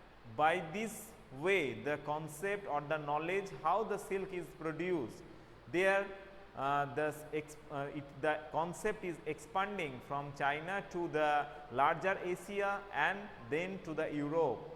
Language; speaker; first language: English; non-native, local second language; Bangla